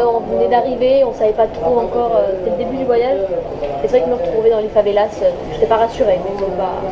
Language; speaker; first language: French; native; French